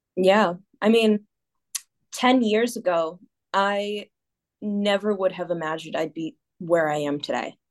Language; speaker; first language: English; native; English